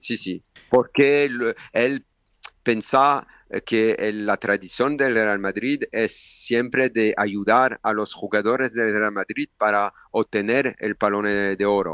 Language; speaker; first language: Spanish; non-native, fluent; French